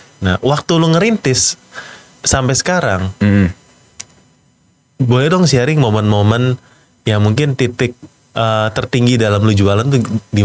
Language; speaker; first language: Indonesian; native; Indonesian